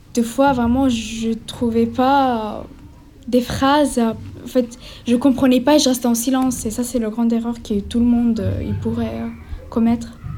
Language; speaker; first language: French; non-native, fluent; Spanish